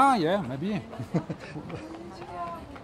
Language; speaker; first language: English; non-native, learner; French